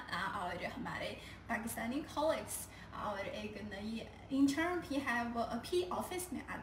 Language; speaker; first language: Hindi; non-native, learner; Chinese